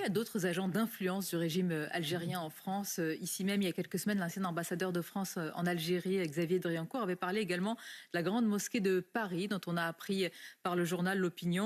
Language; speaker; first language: French; native; French